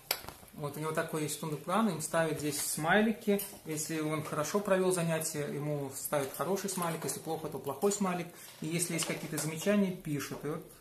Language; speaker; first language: Russian; native; Russian